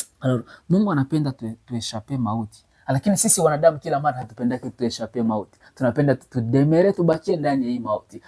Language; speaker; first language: Swahili; native; Swahili